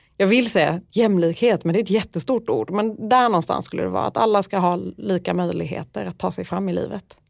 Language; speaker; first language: Swedish; early bilingual, other home language; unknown